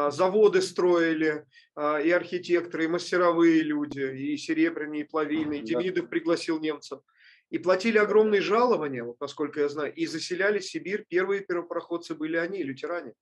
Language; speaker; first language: Russian; native; Russian